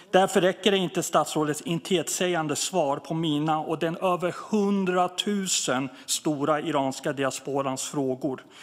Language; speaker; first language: Swedish; early bilingual, other home language; Persian